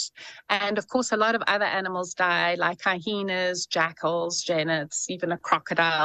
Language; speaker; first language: English; native; English